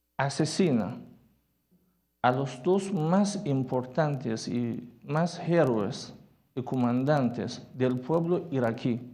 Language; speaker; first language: Spanish; non-native, fluent; Persian